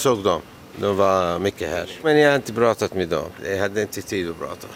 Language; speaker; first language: Swedish; non-native, learner; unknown